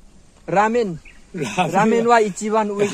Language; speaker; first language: Japanese; non-native, learner; Nepali